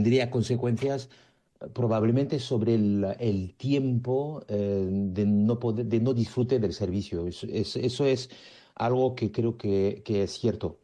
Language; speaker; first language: Spanish; native; Spanish